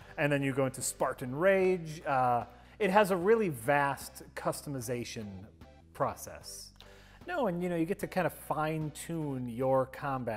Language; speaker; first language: English; native; English